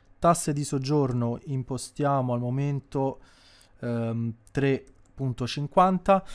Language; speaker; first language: Italian; native; Italian